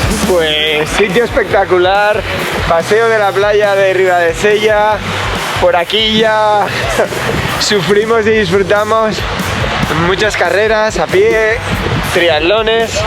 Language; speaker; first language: Spanish; native; Spanish